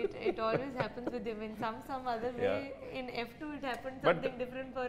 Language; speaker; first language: Telugu; non-native, learner; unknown